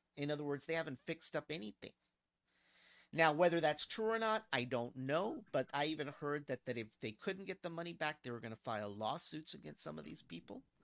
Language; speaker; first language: English; early bilingual, other home language; Spanish